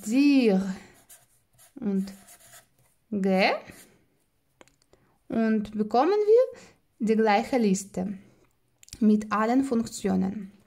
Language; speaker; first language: German; non-native, fluent; Russian